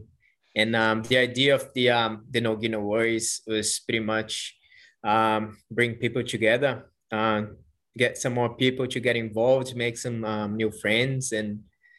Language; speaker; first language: English; non-native, fluent; Portuguese